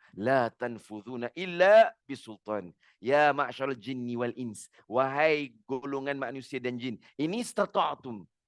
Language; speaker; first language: Malay; native; Malay